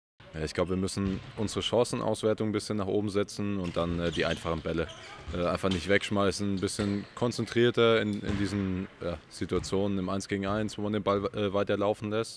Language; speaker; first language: German; native; German